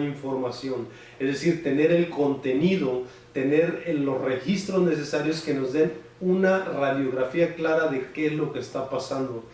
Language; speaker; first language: Spanish; native; Spanish